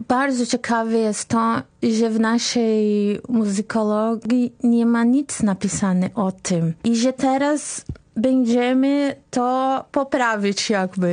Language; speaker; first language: Polish; non-native, fluent; Portuguese